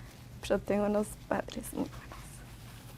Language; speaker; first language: Spanish; early bilingual, other home language; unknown